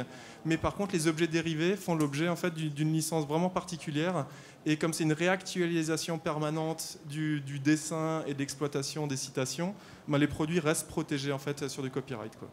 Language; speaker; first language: French; native; French